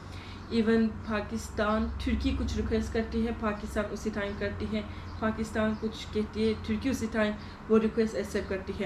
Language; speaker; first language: Hindi; non-native, learner; Turkish